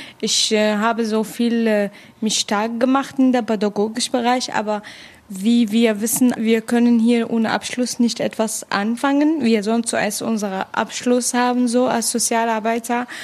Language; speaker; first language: German; non-native, fluent; Arabic